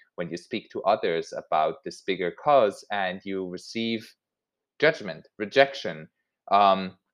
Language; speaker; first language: English; non-native, fluent; Swiss German